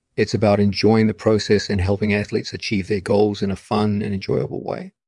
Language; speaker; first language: English; native; English